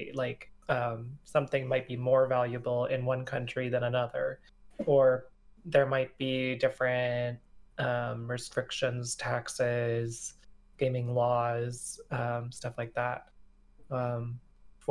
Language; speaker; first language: English; native; English